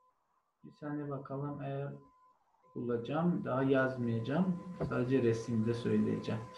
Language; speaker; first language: Turkish; non-native, learner; German